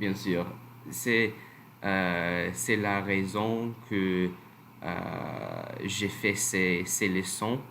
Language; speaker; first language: French; non-native, learner; English